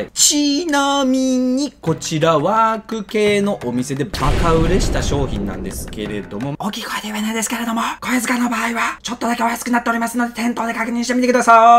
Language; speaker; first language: Japanese; native; Japanese